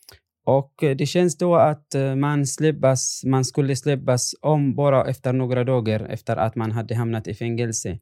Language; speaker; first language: Swedish; non-native, fluent; Arabic